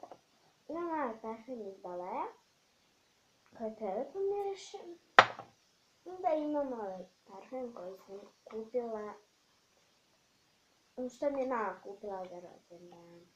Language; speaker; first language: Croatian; early bilingual, heritage; Bosnian